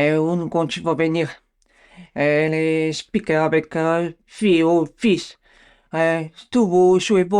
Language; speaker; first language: French; non-native, learner; Bulgarian